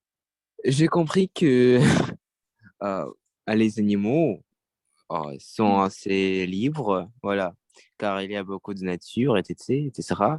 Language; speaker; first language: French; non-native, learner; Russian